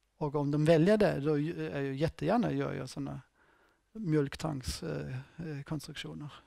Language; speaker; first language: Swedish; non-native, fluent; German